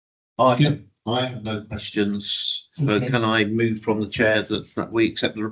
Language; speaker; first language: English; native; English